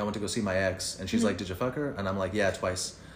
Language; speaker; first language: English; early bilingual, other home language; Spanish